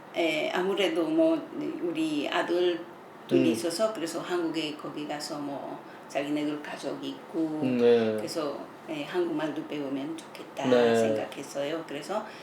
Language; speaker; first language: Korean; non-native, learner; Spanish